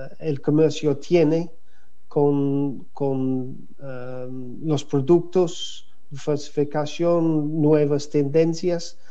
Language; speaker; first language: Spanish; non-native, learner; English